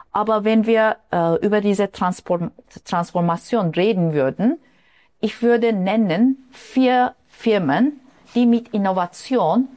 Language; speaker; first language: German; non-native, fluent; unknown